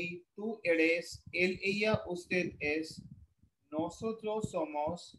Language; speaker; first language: Spanish; non-native, learner; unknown